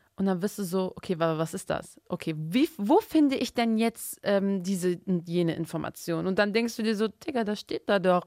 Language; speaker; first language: German; early bilingual, other home language; Turkish